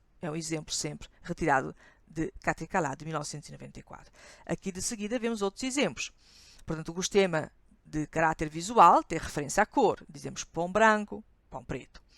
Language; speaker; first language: Portuguese; native; Portuguese